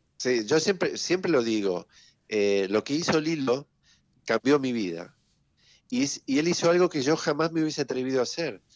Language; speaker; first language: Spanish; native; Spanish